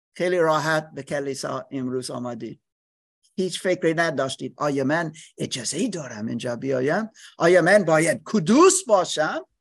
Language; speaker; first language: Persian; non-native, learner; English